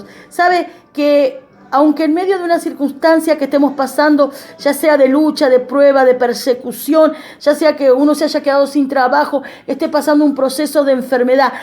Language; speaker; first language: Spanish; native; Spanish